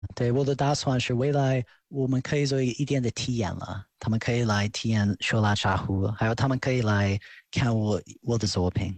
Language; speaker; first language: Chinese; non-native, fluent; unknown